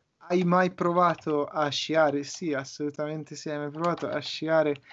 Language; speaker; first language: Italian; native; Italian